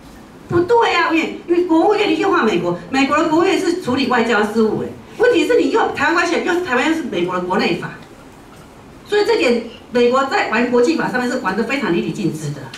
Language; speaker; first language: Chinese; non-native, local second language; Min Nan Chinese